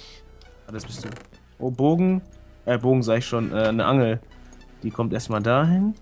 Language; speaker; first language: German; native; German